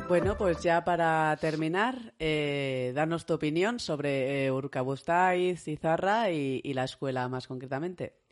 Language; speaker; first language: Spanish; native; Spanish